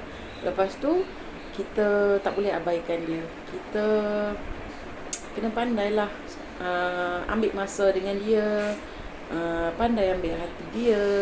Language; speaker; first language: Malay; native; Malay